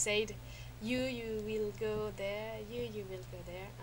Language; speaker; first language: English; non-native, learner; French